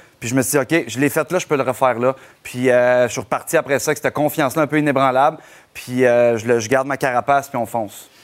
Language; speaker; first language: French; native; French